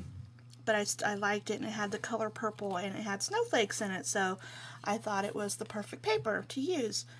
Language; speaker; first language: English; native; English